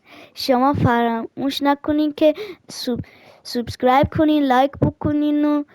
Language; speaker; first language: Persian; early bilingual, heritage; German